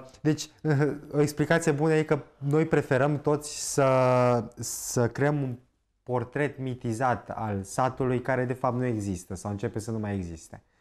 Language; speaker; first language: Romanian; native; Romanian